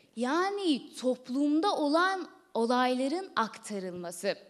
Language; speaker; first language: Turkish; native; Turkish